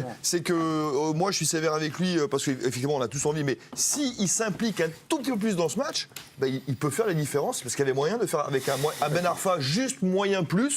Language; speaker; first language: French; native; French